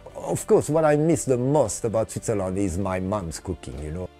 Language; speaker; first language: English; non-native, fluent; French